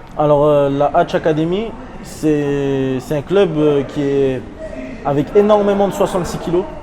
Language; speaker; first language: French; early bilingual, other home language; Chechen